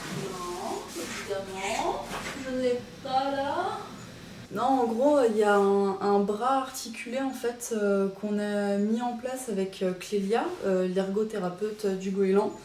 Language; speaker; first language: French; native; French